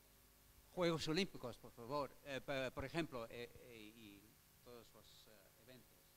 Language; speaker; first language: Spanish; non-native, fluent; French